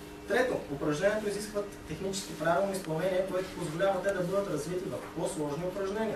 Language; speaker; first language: Bulgarian; native; Bulgarian